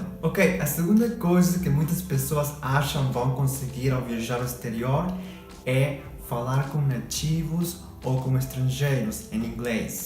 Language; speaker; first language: Portuguese; non-native, fluent; Spanish